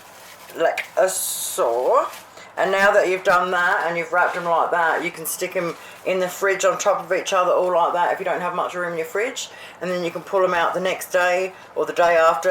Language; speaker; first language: English; native; English